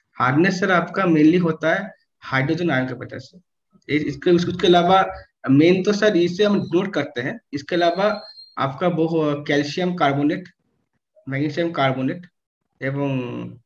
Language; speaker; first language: Hindi; non-native, local second language; Bangla